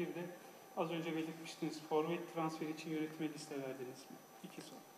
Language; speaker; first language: Turkish; native; Turkish